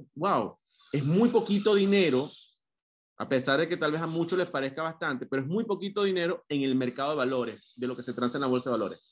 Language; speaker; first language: Spanish; native; Spanish